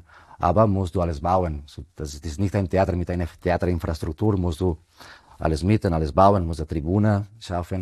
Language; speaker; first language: German; non-native, fluent; Spanish